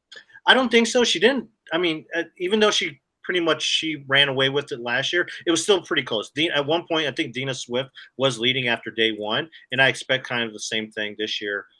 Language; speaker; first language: English; native; English